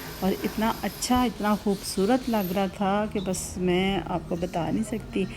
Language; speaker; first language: Urdu; native; Urdu